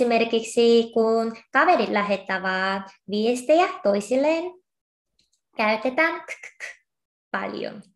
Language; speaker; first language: Finnish; non-native, fluent; Korean